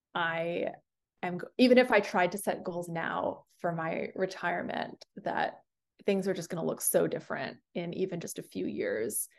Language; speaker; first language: English; native; English